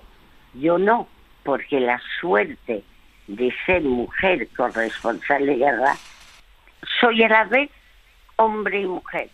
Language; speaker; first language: Spanish; early bilingual, other home language; French